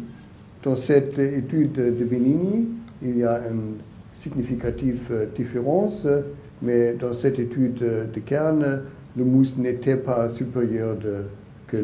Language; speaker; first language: French; non-native, learner; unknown